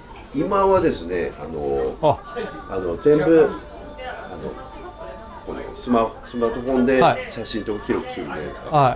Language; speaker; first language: Japanese; native; Japanese